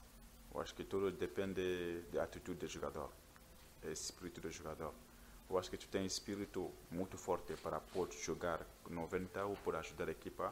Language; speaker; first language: Portuguese; non-native, learner; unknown